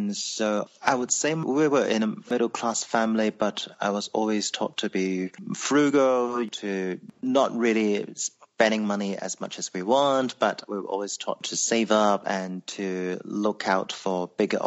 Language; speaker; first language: English; non-native, local second language; Cantonese